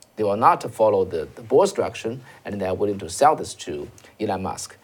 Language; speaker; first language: English; non-native, fluent; Chinese